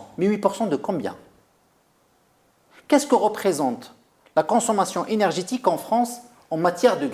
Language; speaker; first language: French; non-native, local second language; Arabic